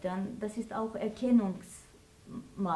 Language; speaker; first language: German; non-native, fluent; Armenian